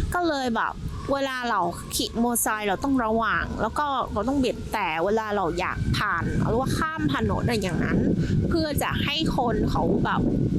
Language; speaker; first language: Thai; non-native, fluent; Vietnamese